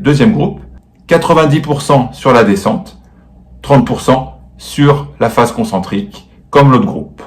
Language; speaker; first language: French; native; French